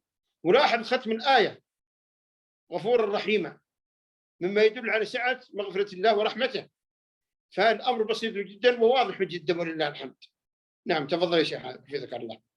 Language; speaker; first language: Arabic; native; Arabic